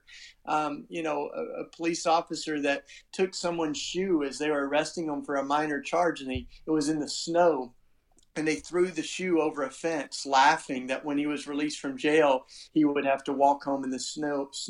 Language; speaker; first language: English; native; English